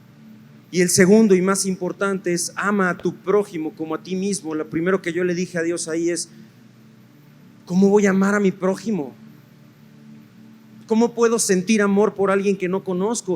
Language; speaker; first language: Spanish; native; Spanish